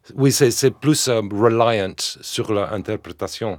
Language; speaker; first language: French; non-native, fluent; English